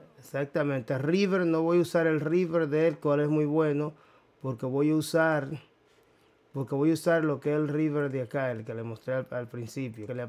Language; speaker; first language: Spanish; native; Spanish